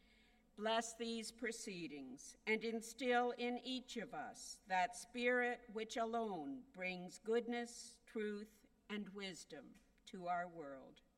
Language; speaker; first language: English; native; English